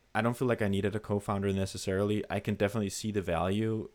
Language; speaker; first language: English; non-native, fluent; Danish